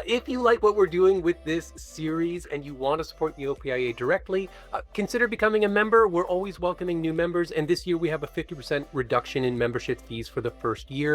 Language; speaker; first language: English; native; English